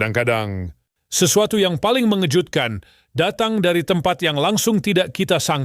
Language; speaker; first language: Malay; native; Malay